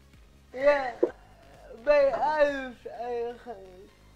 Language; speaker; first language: Dutch; early bilingual, other home language; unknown